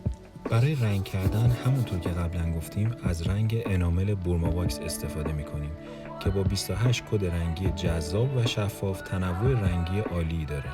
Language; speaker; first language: Persian; native; Persian